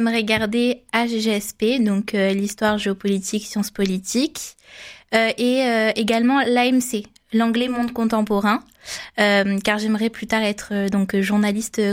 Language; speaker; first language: French; native; French